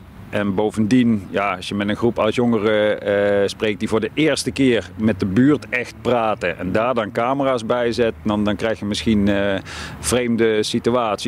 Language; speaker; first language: Dutch; native; Dutch